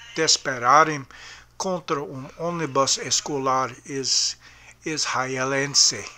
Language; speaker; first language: Portuguese; non-native, learner; English